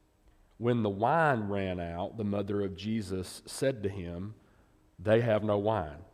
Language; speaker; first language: English; native; English